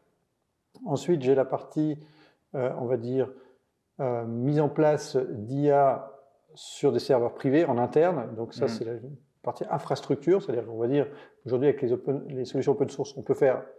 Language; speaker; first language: French; native; French